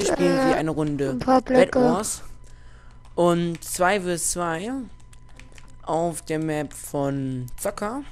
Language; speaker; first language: German; native; German